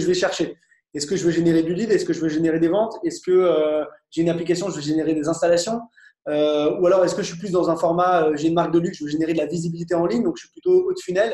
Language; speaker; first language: French; native; French